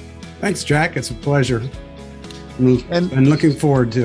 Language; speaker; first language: English; native; English